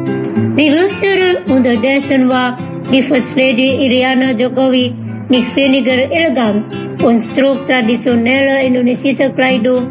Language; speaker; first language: German; non-native, fluent; Indonesian